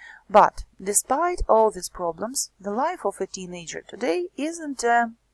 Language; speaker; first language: English; non-native, fluent; Ukrainian